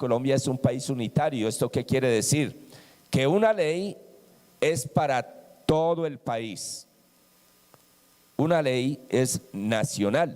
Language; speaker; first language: Spanish; native; Spanish